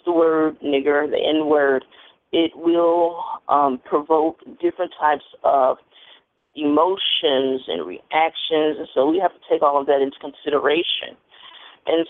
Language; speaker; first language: English; native; English